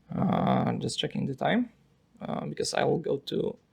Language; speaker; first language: English; non-native, fluent; Polish